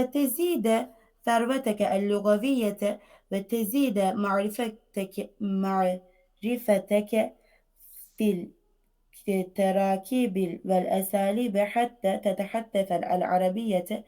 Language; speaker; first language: Arabic; non-native, fluent; Turkish